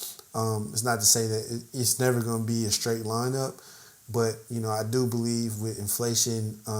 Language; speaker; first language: English; native; English